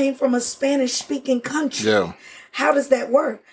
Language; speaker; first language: English; early bilingual, other home language; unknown